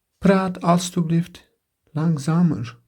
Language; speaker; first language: Dutch; non-native, learner; Turkish